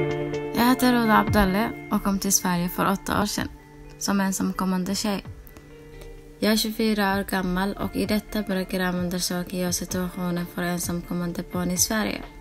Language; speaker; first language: Swedish; non-native, fluent; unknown